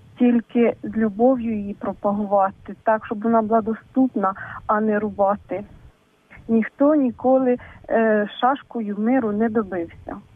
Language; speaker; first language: Ukrainian; native; Ukrainian